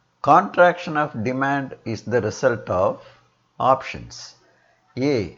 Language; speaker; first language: English; non-native, local second language; Tamil